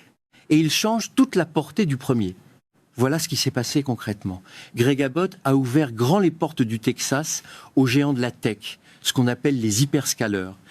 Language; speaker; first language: French; native; French